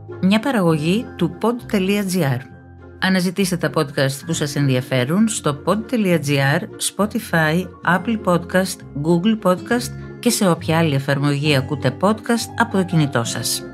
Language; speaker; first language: Greek; native; Greek